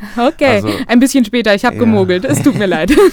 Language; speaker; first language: German; native; German